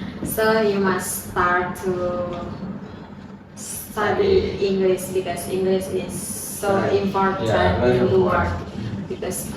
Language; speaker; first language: English; non-native, learner; Indonesian